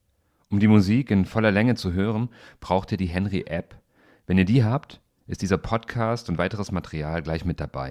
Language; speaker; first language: German; native; German